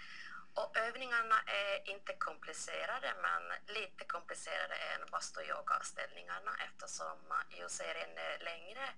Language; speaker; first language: Swedish; non-native, local second language; Finnish